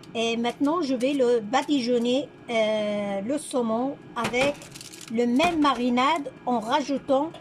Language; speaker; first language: French; non-native, local second language; Arabic